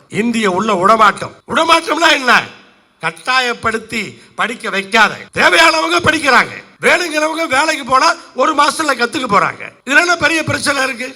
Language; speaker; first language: Tamil; native; Tamil